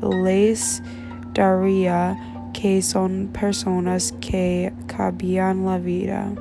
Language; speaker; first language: Spanish; non-native, learner; English